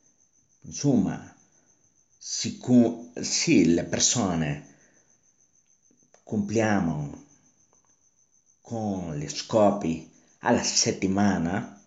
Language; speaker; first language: Italian; non-native, learner; Spanish